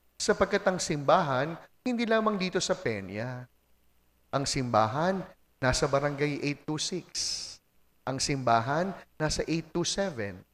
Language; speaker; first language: Filipino; native; Filipino